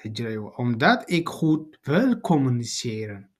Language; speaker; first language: Dutch; non-native, learner; Tigrinya